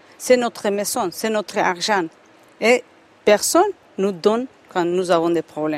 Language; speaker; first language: French; non-native, fluent; Spanish